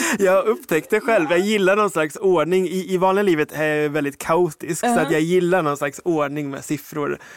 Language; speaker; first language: Swedish; early bilingual, other home language; English